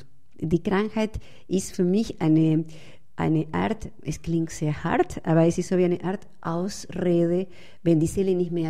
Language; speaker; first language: German; non-native, fluent; Spanish